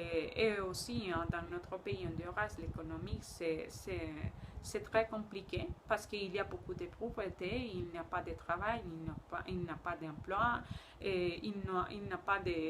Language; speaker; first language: French; non-native, learner; Spanish